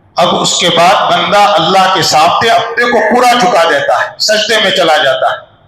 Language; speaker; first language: Urdu; non-native, local second language; Gujarati